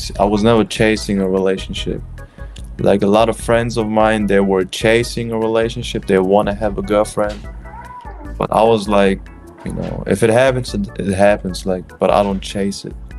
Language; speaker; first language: English; non-native, fluent; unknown